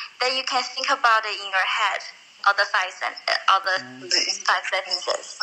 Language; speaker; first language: English; non-native, fluent; Chinese